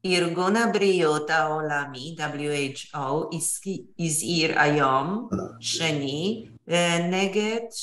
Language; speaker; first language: Hebrew; non-native, fluent; Polish